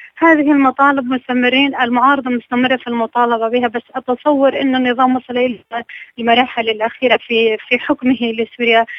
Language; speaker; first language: Arabic; non-native, local second language; Kurdish